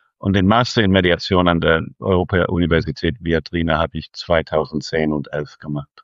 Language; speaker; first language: German; non-native, fluent; English